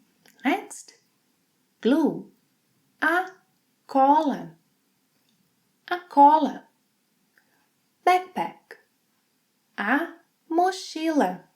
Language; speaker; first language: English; non-native, fluent; Portuguese